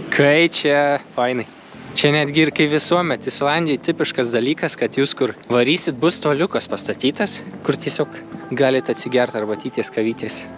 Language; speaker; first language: Lithuanian; native; Lithuanian